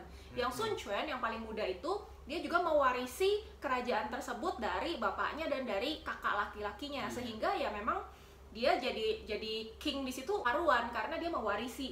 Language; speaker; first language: Indonesian; native; Indonesian